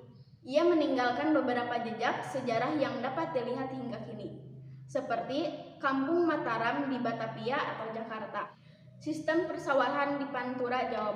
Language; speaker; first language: Indonesian; native; Indonesian